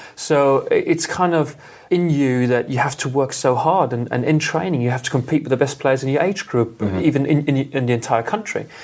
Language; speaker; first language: English; non-native, fluent; German